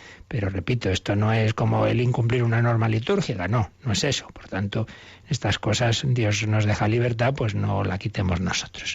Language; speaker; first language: Spanish; native; Spanish